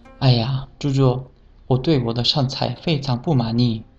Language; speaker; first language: Chinese; non-native, learner; Korean